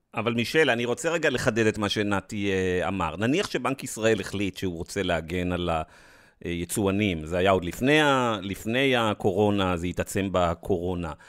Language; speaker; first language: Hebrew; native; Hebrew